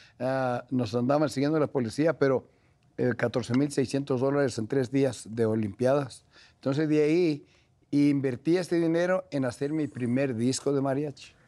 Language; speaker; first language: Spanish; native; Spanish